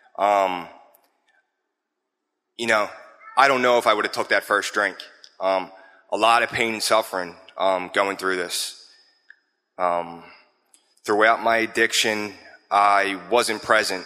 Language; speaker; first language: English; native; English